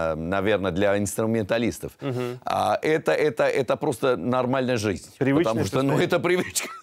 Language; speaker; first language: Russian; non-native, fluent; Italian